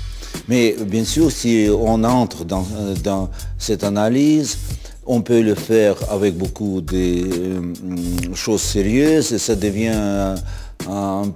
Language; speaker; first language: French; non-native, fluent; Russian